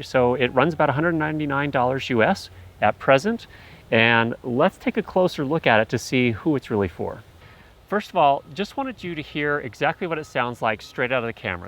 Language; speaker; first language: English; native; English